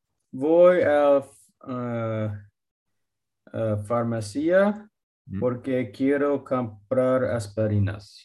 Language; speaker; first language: Spanish; non-native, learner; English